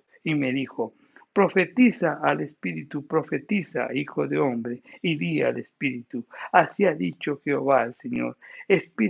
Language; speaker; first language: Spanish; native; Spanish